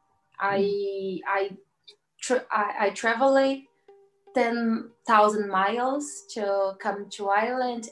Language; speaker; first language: English; non-native, learner; Portuguese